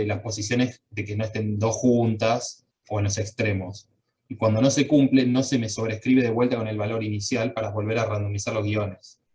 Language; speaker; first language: Spanish; native; Spanish